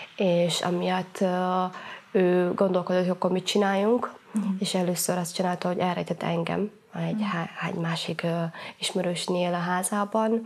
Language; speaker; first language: Hungarian; non-native, fluent; Somali